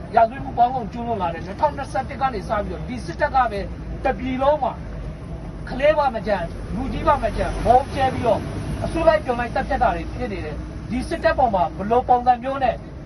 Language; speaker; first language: Burmese; non-native, local second language; Rohingya